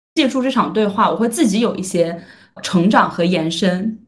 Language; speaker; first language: Chinese; native; Chinese